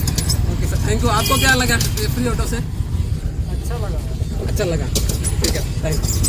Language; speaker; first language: Hindi; non-native, local second language; Kannada